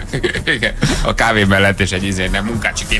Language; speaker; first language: Hungarian; native; Hungarian